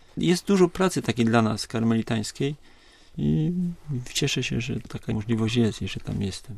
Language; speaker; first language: Polish; native; Polish